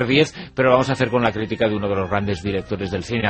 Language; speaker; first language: Spanish; native; Spanish